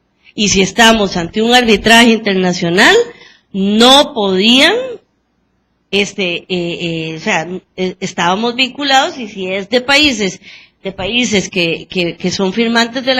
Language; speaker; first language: Spanish; native; Spanish